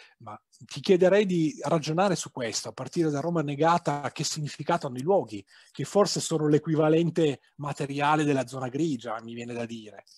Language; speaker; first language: Italian; native; Italian